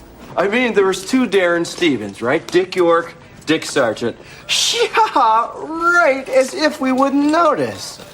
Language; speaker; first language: English; native; English